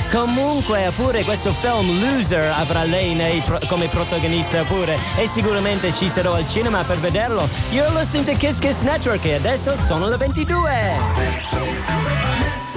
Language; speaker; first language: Italian; non-native, fluent; English